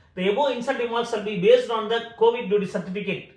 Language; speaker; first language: English; non-native, local second language; Tamil